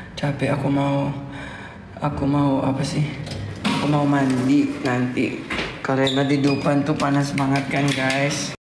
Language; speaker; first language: Indonesian; non-native, learner; Cebuano